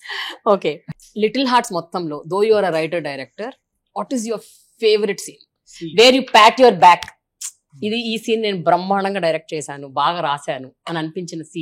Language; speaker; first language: Telugu; native; Telugu